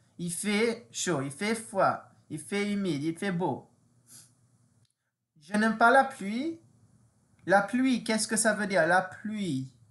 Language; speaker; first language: French; non-native, fluent; English